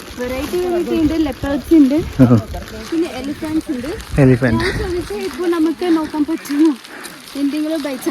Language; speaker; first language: Malayalam; non-native, local second language; Kannada